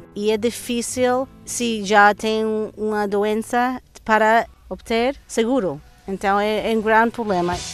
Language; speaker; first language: Portuguese; non-native, learner; English